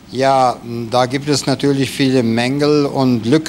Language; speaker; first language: German; non-native, fluent; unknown